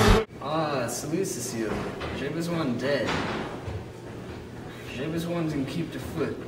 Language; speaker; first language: French; non-native, learner; English